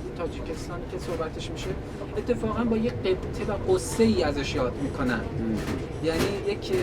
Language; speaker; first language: Persian; native; Persian